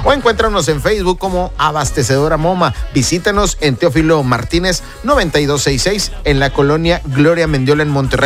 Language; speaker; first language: Spanish; native; Spanish